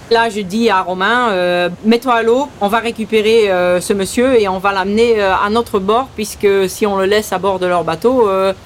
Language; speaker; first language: French; early bilingual, other home language; Dutch